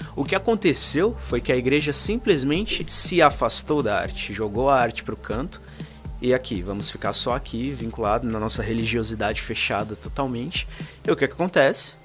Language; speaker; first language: Portuguese; native; Portuguese